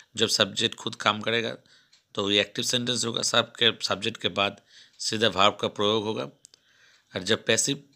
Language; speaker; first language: Hindi; non-native, local second language; Bangla